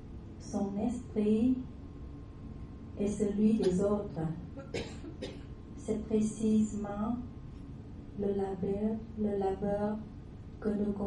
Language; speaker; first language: French; non-native, learner; Vietnamese